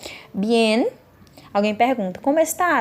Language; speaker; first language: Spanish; non-native, fluent; Portuguese